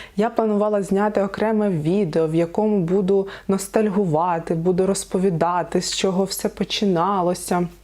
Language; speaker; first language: Ukrainian; non-native, local second language; Russian